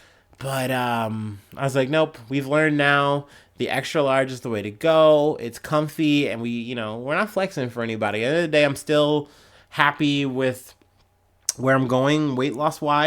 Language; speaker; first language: English; native; English